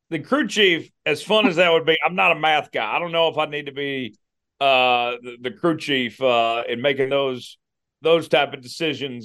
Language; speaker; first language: English; native; English